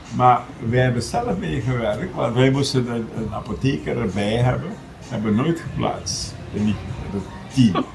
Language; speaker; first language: Dutch; native; Dutch